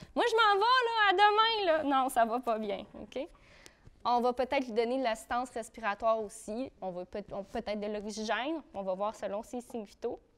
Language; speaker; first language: French; native; French